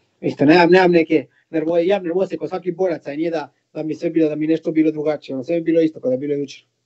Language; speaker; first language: Bosnian; non-native, fluent; Spanish